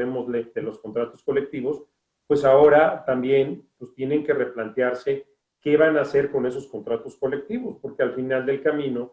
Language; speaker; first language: Spanish; native; Spanish